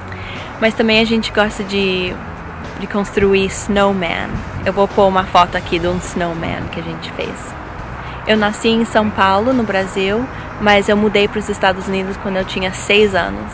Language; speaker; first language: Portuguese; early bilingual, heritage; Portuguese